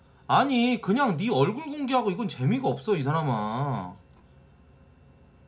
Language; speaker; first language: Korean; native; Korean